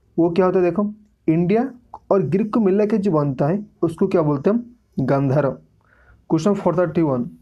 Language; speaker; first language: Hindi; native; Hindi